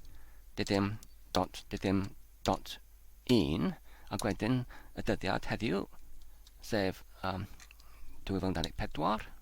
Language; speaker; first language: Welsh; non-native, fluent; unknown